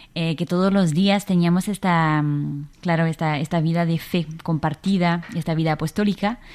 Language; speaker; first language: Spanish; non-native, fluent; French